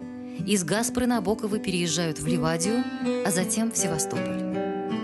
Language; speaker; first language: Russian; native; Russian